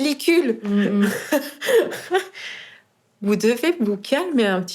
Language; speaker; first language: French; non-native, fluent; Persian